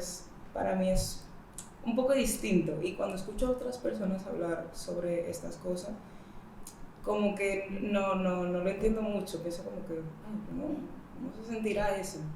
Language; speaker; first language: Spanish; early bilingual, other home language; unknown